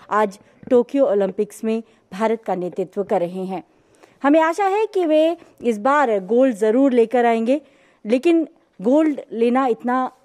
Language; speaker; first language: Hindi; native; Hindi